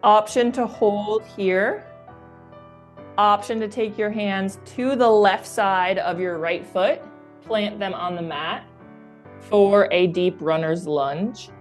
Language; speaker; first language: English; native; English